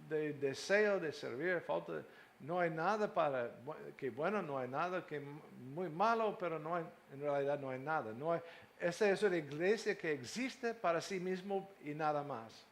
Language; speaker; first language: Spanish; non-native, fluent; English